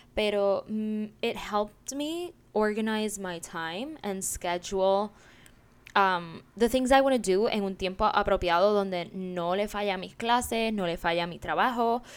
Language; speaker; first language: Spanish; early bilingual, heritage; Spanish